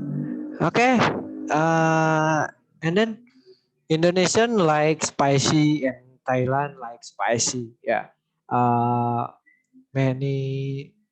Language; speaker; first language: English; non-native, learner; Indonesian